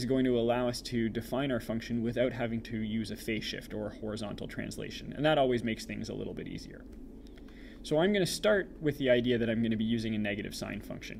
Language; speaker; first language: English; native; English